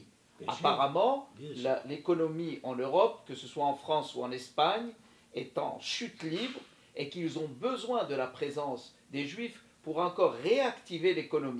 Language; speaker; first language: French; native; French